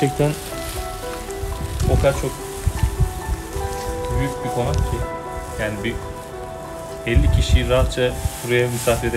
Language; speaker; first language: Turkish; native; Turkish